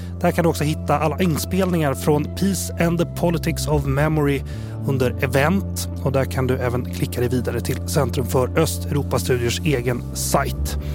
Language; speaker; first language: Swedish; native; Swedish